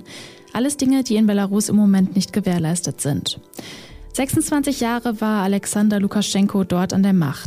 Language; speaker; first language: German; native; German